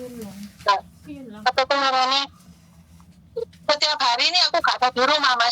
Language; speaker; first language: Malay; non-native, local second language; Javanese